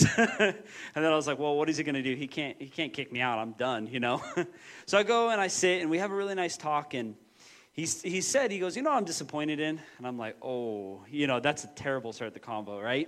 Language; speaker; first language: English; native; English